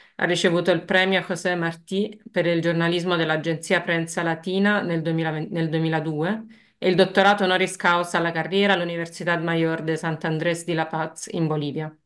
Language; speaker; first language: Italian; native; Italian